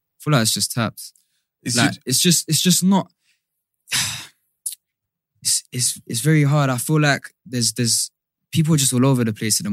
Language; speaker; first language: English; native; English